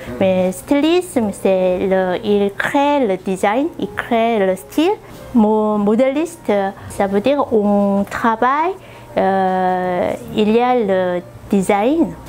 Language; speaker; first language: French; non-native, learner; Korean